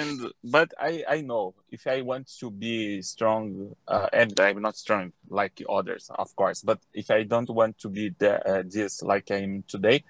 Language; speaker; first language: English; non-native, learner; Portuguese